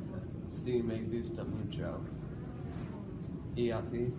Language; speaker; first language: Spanish; non-native, learner; English